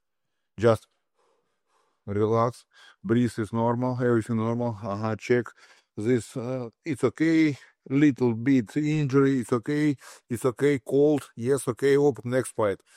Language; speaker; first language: English; non-native, learner; Russian